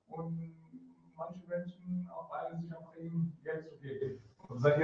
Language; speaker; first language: German; non-native, fluent; Arabic